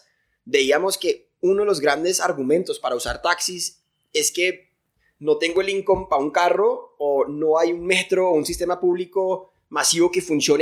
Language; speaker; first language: Spanish; native; Spanish